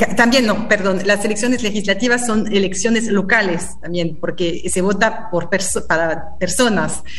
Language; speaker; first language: Spanish; non-native, fluent; French